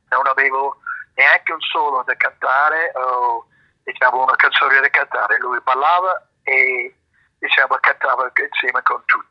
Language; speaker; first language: Italian; non-native, fluent; English